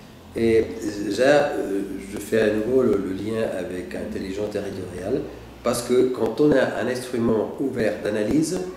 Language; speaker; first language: French; non-native, fluent; Spanish